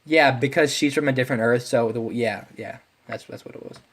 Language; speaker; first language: English; native; English